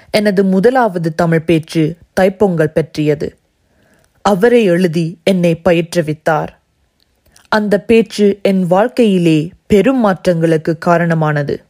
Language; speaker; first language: Tamil; early bilingual, heritage; Tamil